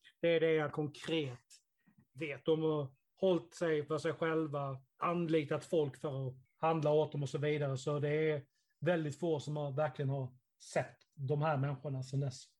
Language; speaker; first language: Swedish; native; Swedish